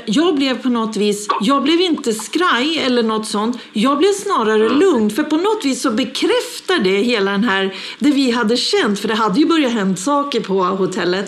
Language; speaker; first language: Swedish; native; Swedish